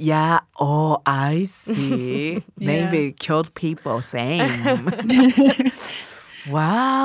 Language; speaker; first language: English; non-native, learner; Japanese